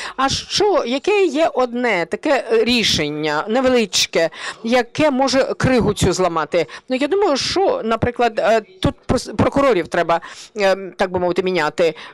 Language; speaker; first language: Ukrainian; early bilingual, heritage; Ukrainian